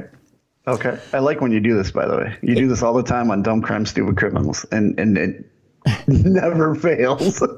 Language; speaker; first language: English; native; English